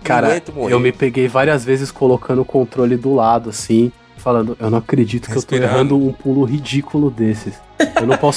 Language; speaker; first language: Portuguese; native; Portuguese